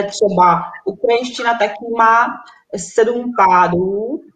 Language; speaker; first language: Czech; non-native, fluent; Russian